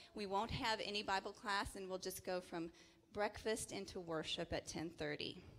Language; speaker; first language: English; native; English